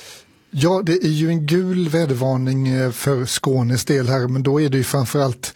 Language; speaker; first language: Swedish; native; Swedish